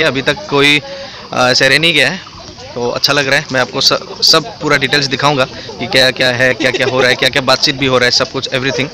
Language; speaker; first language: Hindi; non-native, local second language; Assamese